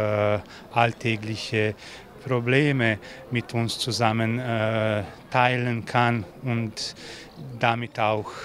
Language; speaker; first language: German; non-native, fluent; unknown